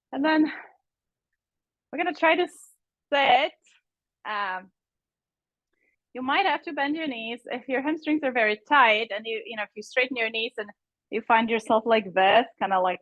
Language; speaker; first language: English; native; English